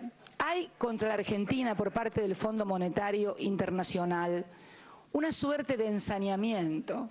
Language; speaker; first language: Spanish; native; Spanish